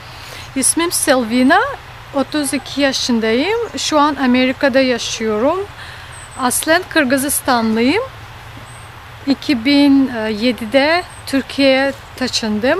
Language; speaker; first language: Turkish; early bilingual, heritage; Russian